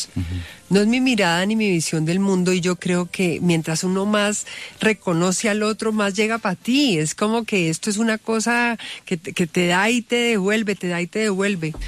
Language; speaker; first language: Spanish; native; Spanish